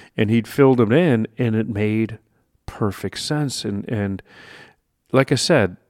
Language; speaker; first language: English; native; English